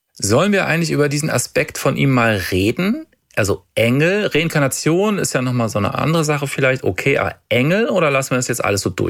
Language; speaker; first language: German; native; German